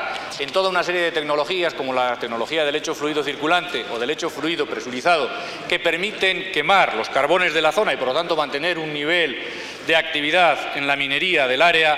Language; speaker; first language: Spanish; native; Spanish